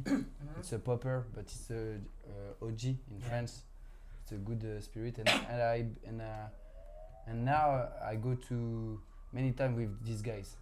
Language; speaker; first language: English; non-native, learner; French